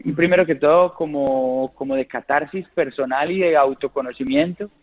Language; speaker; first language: Spanish; native; Spanish